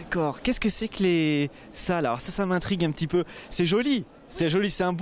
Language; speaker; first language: French; native; French